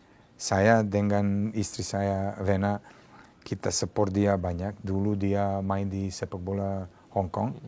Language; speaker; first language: Indonesian; non-native, fluent; Serbian